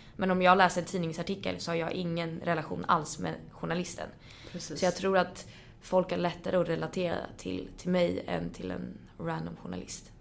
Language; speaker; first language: Swedish; native; Swedish